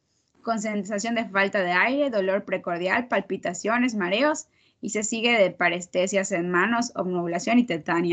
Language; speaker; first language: Spanish; native; Spanish